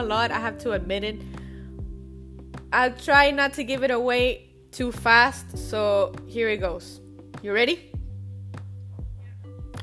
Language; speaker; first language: English; non-native, fluent; Spanish